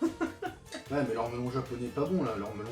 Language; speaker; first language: French; native; French